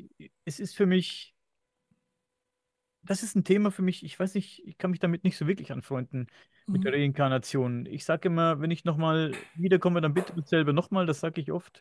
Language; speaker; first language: German; native; German